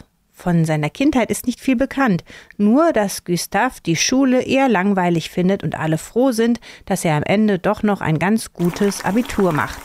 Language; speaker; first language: German; native; German